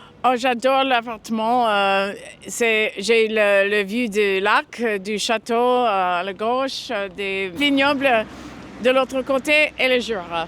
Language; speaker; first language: French; non-native, fluent; English